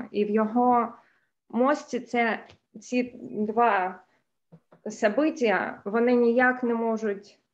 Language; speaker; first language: Ukrainian; non-native, local second language; Russian